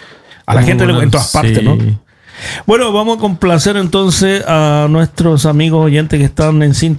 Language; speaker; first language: Spanish; native; Spanish